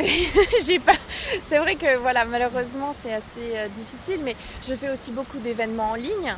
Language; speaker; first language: French; native; French